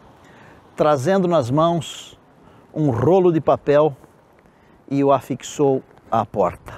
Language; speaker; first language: Portuguese; native; Portuguese